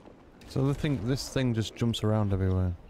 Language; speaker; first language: English; native; English